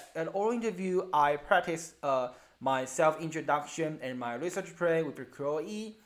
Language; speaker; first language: English; non-native, learner; Chinese